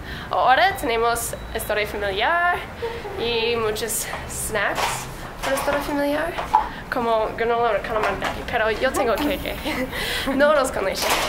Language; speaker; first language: Spanish; non-native, learner; English